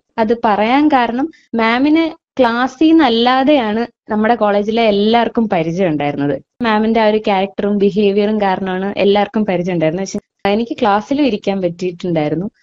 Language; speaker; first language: Malayalam; early bilingual, heritage; Malayalam